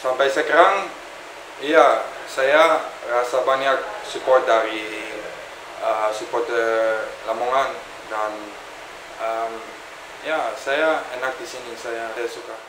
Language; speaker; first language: Indonesian; non-native, fluent; Dutch